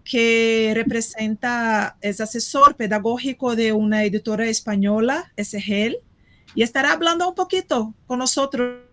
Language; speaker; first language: Spanish; non-native, fluent; Portuguese